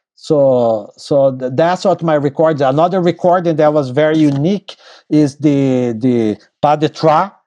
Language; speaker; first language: English; non-native, fluent; Portuguese